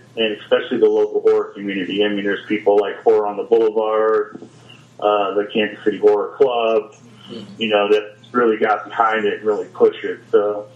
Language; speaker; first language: English; native; English